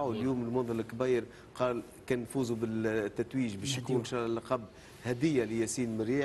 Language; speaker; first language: Arabic; native; Arabic